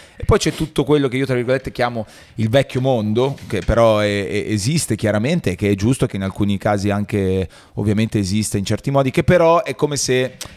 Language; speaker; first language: Italian; native; Italian